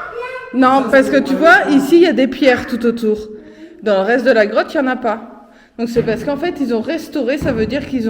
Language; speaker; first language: French; native; French